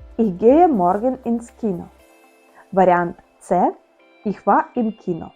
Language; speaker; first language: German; non-native, fluent; Ukrainian